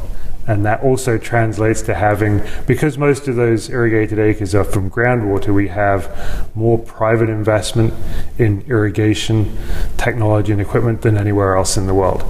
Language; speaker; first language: English; native; English